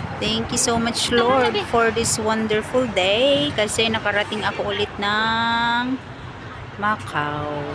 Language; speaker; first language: Filipino; native; Filipino